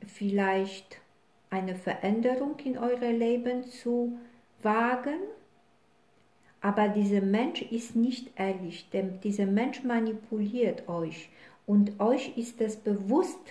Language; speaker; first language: German; non-native, fluent; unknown